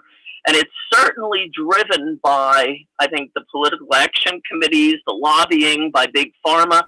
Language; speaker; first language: English; native; English